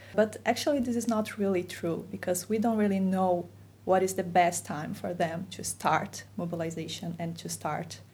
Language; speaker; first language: English; non-native, fluent; Portuguese